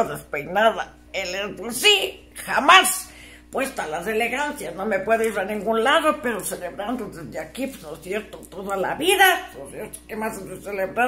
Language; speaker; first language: Spanish; native; Spanish